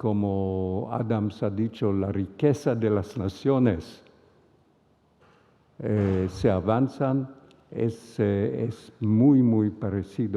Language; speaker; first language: Spanish; non-native, fluent; Hebrew